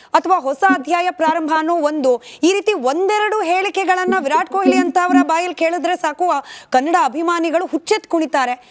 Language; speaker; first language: Kannada; native; Kannada